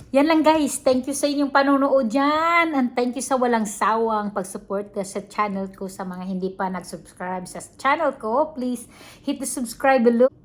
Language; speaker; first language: Filipino; non-native, local second language; Cebuano